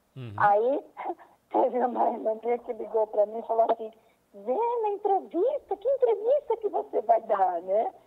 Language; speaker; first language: Portuguese; native; Portuguese